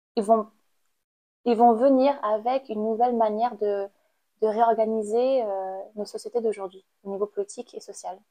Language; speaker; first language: French; non-native, fluent; Khmer